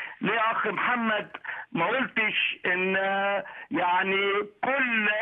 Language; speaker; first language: Arabic; native; Arabic